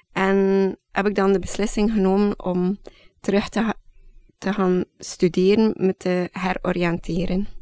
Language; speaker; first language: Dutch; native; Dutch